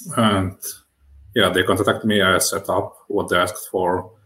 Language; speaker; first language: English; non-native, fluent; Russian